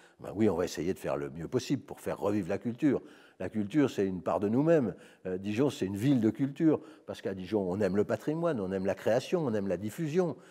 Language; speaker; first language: French; native; French